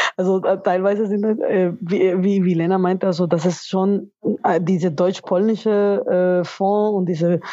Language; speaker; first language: German; non-native, fluent; Spanish